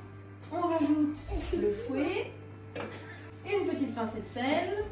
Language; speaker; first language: French; native; French